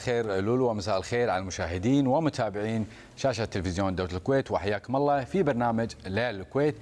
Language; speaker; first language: Arabic; native; Arabic